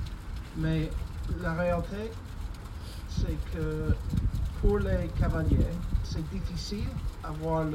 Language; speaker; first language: French; non-native, fluent; English